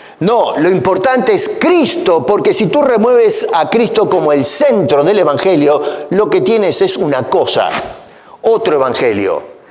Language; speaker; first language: Spanish; native; Spanish